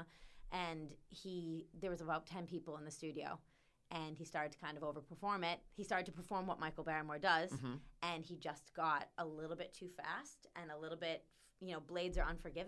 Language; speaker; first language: English; native; English